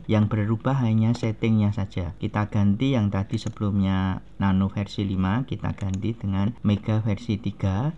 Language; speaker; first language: Indonesian; native; Indonesian